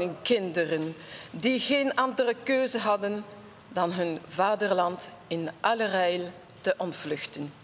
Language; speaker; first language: Dutch; non-native, local second language; French